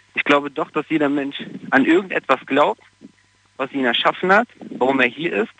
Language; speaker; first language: German; non-native, fluent; Portuguese